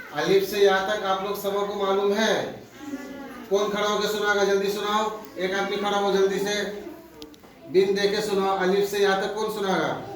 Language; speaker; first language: Hindi; non-native, local second language; Urdu